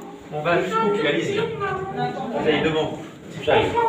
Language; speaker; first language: French; native; French